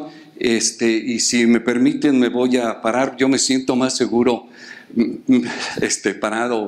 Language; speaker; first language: Spanish; native; Spanish